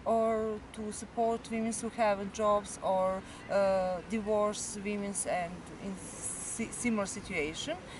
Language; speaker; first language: English; non-native, learner; Serbian